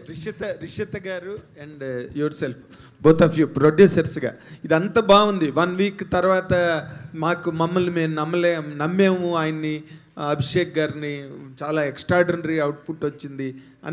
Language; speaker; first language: Telugu; native; Telugu